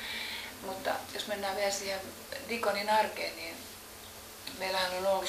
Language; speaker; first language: Finnish; native; Finnish